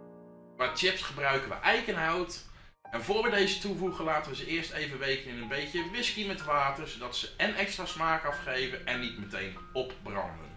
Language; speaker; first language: Dutch; native; Dutch